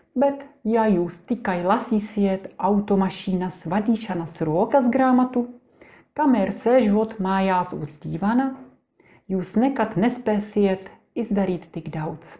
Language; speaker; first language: Latvian; non-native, learner; Czech